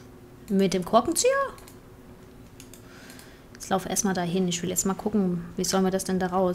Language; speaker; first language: German; native; German